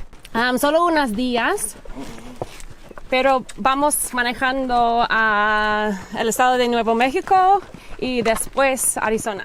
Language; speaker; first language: Spanish; non-native, learner; English